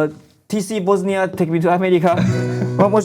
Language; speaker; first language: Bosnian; non-native, learner; Chinese